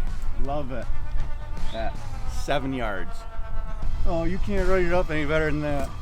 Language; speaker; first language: English; native; English